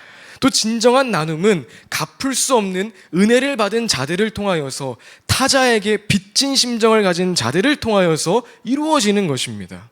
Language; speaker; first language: Korean; native; Korean